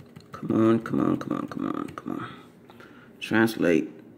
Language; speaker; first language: English; native; English